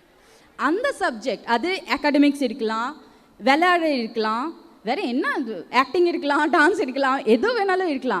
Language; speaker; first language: Tamil; non-native, local second language; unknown